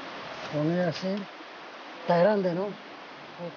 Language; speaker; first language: Spanish; non-native, local second language; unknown